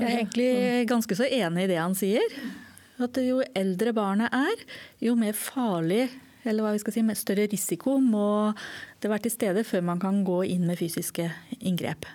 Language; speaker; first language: Norwegian; native; Norwegian